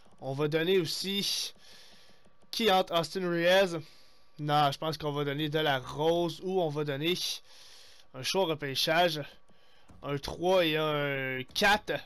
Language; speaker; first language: French; native; French